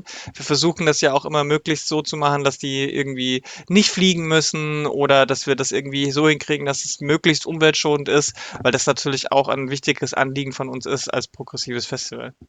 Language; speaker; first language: German; native; German